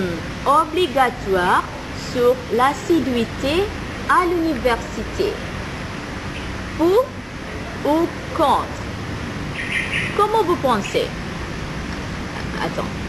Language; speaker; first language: French; non-native, learner; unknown